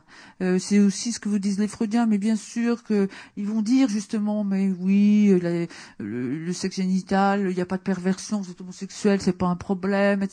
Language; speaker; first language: French; native; French